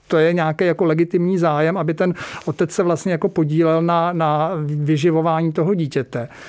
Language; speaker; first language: Czech; native; Czech